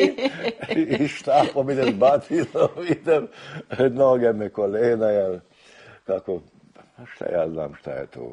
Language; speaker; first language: Serbian; early bilingual, heritage; Croatian